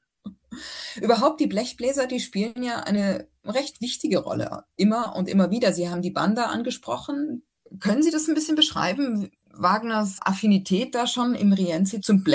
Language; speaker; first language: German; native; German